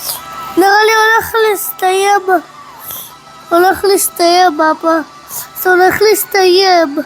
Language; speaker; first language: Hebrew; early bilingual, heritage; Hebrew